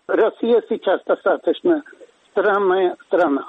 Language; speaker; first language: Russian; non-native, fluent; Swedish